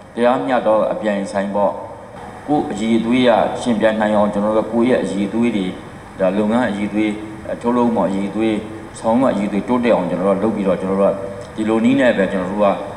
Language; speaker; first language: Burmese; native; Burmese